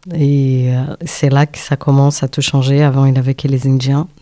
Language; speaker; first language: French; non-native, fluent; Portuguese